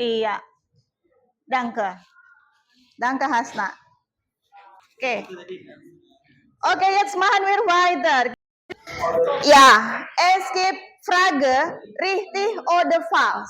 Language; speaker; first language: German; non-native, fluent; Indonesian